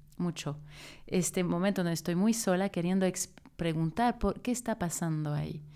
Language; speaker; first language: Spanish; non-native, fluent; French